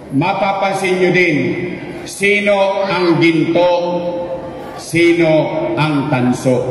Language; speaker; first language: Filipino; native; Filipino